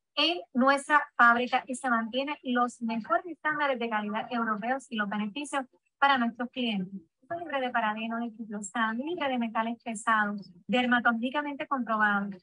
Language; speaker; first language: Spanish; native; Spanish